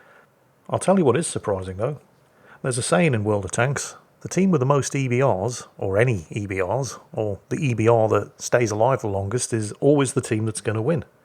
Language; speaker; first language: English; native; English